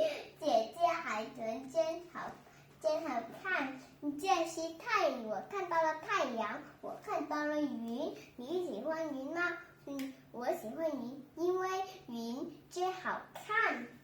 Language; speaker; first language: Chinese; non-native, learner; Vietnamese